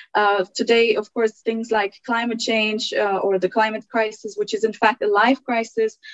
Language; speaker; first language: English; early bilingual, other home language; German